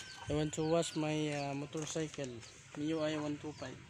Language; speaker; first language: English; non-native, learner; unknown